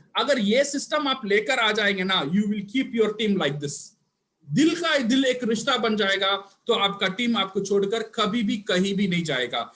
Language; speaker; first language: Hindi; non-native, local second language; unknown